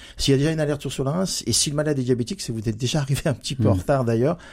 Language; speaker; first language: French; native; French